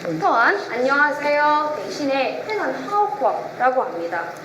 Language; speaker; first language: Korean; non-native, learner; Arabic